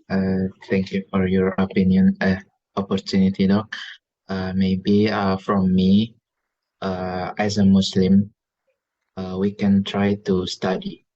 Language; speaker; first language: English; non-native, learner; Indonesian